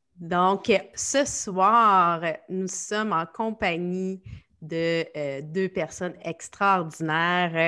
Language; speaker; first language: French; native; French